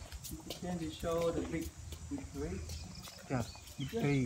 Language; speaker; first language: English; non-native, learner; Khmer